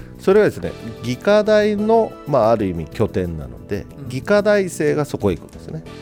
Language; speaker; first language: Japanese; native; Japanese